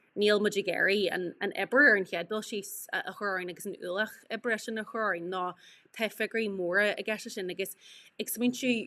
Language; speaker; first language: Irish; native; Irish